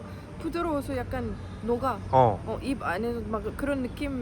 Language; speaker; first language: Korean; non-native, learner; Arabic